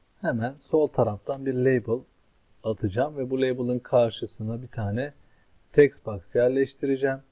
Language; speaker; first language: Turkish; native; Turkish